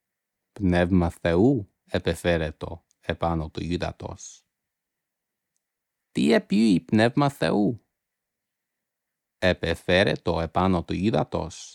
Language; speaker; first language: Greek; non-native, fluent; English